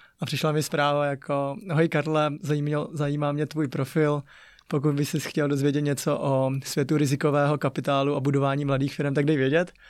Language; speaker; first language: Czech; early bilingual, other home language; Chinese